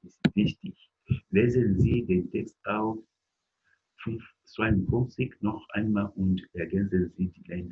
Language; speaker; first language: German; non-native, learner; English